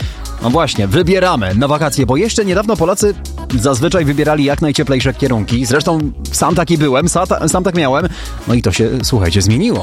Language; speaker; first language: Polish; native; Polish